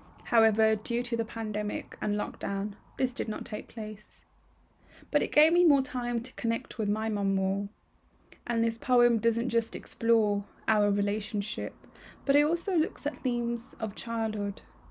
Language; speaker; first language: English; early bilingual, other home language; Punjabi